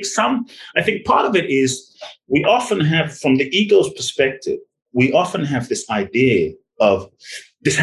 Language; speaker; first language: English; native; English